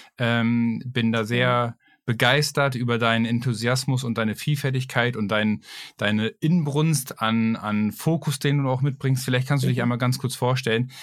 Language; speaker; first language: German; native; German